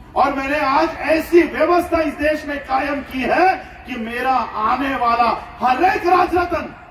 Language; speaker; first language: Hindi; non-native, local second language; Marathi